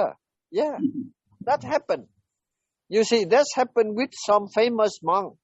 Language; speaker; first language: English; non-native, learner; Vietnamese